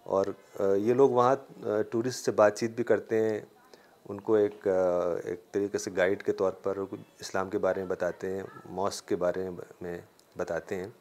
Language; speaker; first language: Urdu; native; Urdu